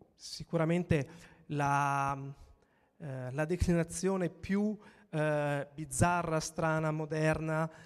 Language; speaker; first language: Italian; native; Italian